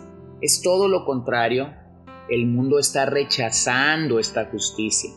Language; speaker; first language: Spanish; native; Spanish